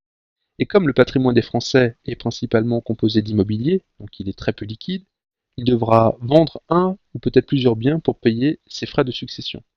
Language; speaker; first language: French; native; French